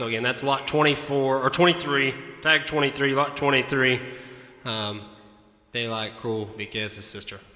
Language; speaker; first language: English; native; English